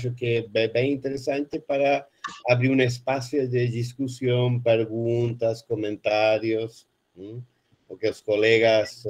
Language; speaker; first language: Portuguese; non-native, fluent; Spanish